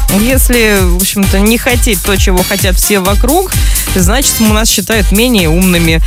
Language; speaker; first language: Russian; native; Russian